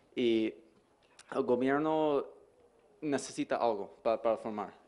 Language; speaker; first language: Spanish; non-native, learner; English